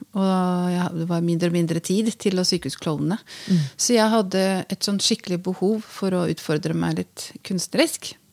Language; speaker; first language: Norwegian; native; Norwegian